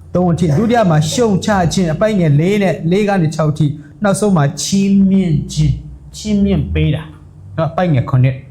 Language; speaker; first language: Burmese; non-native, local second language; S'gaw Karen